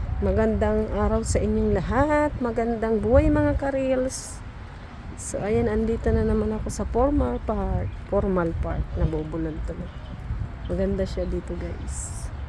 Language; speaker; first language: Filipino; non-native, local second language; Bikol